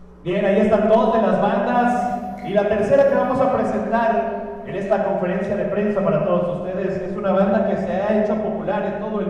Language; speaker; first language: Spanish; native; Spanish